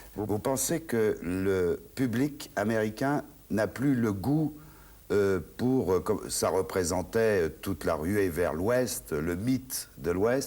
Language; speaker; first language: French; native; French